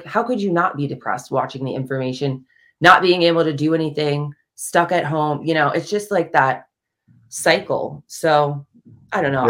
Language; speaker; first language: English; native; English